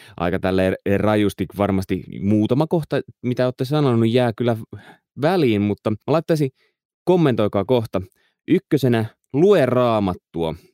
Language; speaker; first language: Finnish; native; Finnish